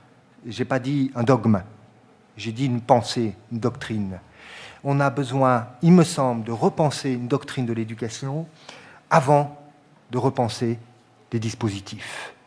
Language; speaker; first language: French; native; French